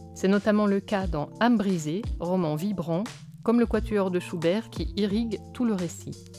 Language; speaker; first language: French; native; French